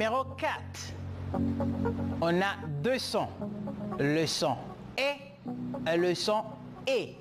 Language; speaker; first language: French; non-native, fluent; Spanish